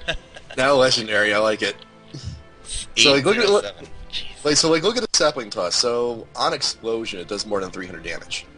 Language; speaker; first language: English; native; English